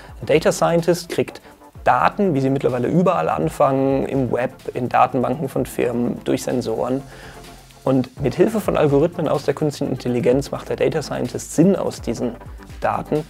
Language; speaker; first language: German; native; German